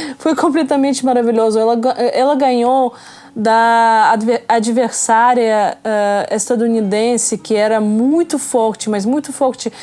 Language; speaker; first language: Portuguese; non-native, fluent; Russian